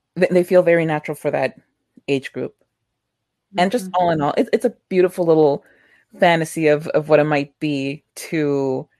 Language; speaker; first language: English; early bilingual, other home language; Spanish